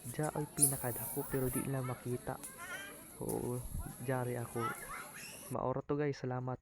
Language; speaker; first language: Cebuano; native; Cebuano